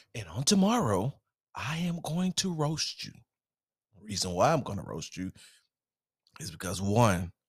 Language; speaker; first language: English; native; English